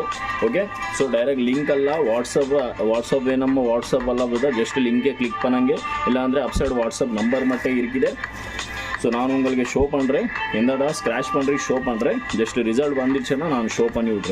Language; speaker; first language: Tamil; non-native, local second language; Kannada